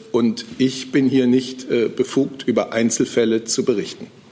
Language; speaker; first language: German; native; German